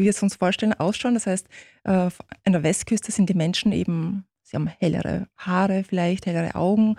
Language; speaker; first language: German; early bilingual, other home language; Turkish